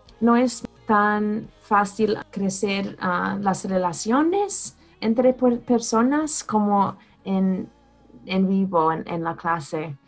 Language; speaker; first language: Spanish; non-native, fluent; English